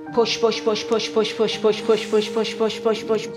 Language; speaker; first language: English; non-native, fluent; Persian